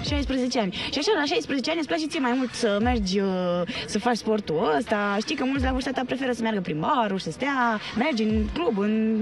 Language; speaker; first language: Romanian; native; Romanian